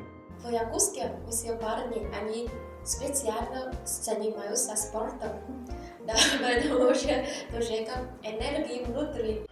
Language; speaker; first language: Russian; non-native, learner; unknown